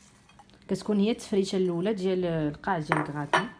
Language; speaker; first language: Arabic; native; Arabic